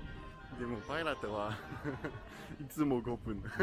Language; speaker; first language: Japanese; non-native, fluent; French